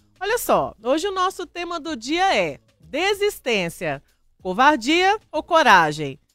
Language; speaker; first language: Portuguese; native; Portuguese